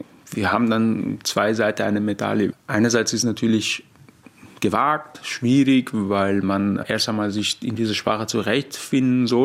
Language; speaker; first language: German; non-native, fluent; Persian